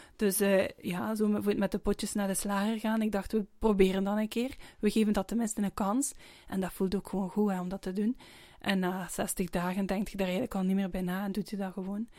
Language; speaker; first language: Dutch; native; Dutch